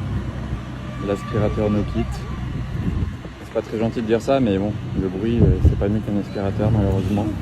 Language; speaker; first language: French; native; French